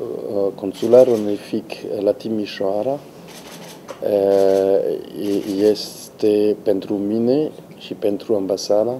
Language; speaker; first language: Romanian; non-native, learner; French